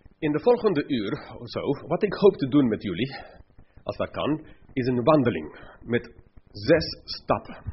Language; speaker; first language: Dutch; non-native, fluent; English